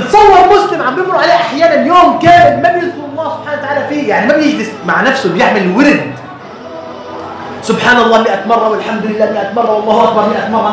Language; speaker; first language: Arabic; native; Arabic